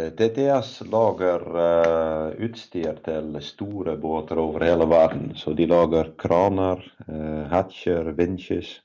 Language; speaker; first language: Norwegian; non-native, fluent; Dutch